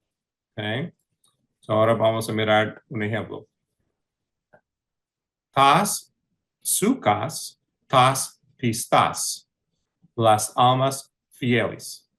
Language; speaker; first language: Spanish; early bilingual, heritage; English